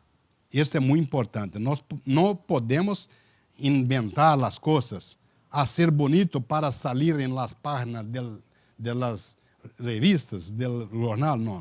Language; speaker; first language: Spanish; non-native, learner; Portuguese